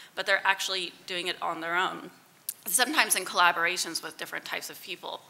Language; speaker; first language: English; native; English